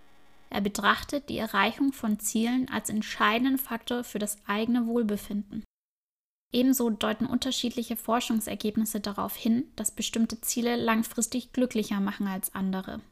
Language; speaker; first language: German; native; German